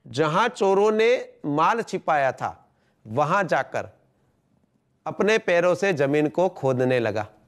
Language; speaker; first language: Hindi; non-native, local second language; Gujarati